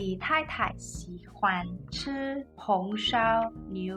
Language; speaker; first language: Chinese; non-native, learner; English